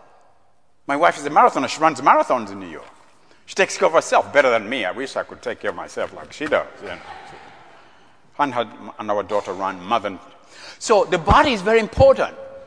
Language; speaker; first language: English; non-native, local second language; Ganda